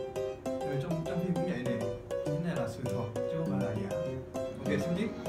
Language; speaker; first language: Vietnamese; non-native, fluent; Korean